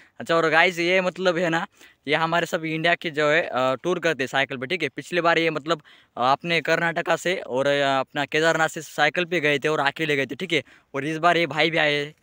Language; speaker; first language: Hindi; non-native, local second language; Marathi